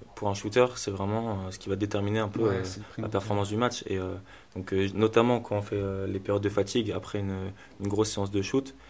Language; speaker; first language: French; native; French